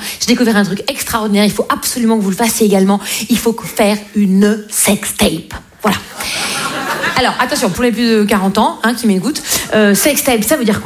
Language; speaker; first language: French; native; French